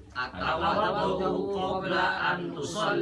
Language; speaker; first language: Arabic; non-native, learner; Indonesian